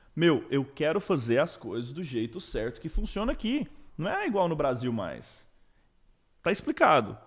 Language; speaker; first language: Portuguese; native; Portuguese